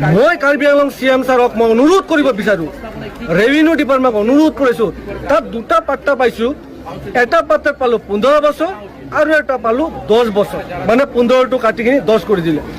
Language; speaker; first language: Assamese; non-native, local second language; Bangla